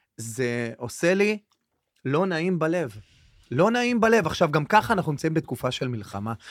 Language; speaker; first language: Hebrew; native; Hebrew